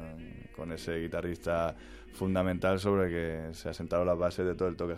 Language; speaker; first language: Spanish; native; Spanish